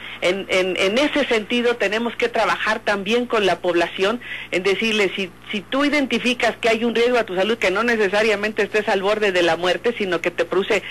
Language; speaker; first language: Spanish; native; Spanish